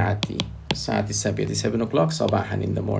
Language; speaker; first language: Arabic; non-native, fluent; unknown